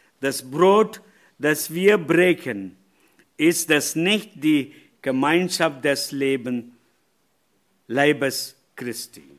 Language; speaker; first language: German; non-native, learner; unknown